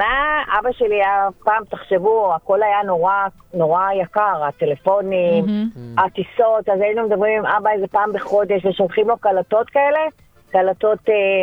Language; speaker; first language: Hebrew; early bilingual, other home language; French